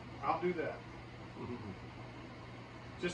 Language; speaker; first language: English; native; English